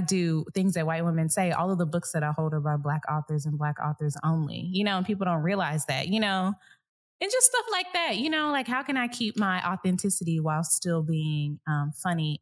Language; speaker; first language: English; native; English